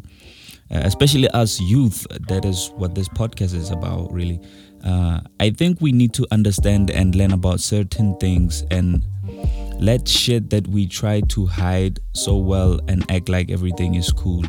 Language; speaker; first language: English; non-native, local second language; Tswana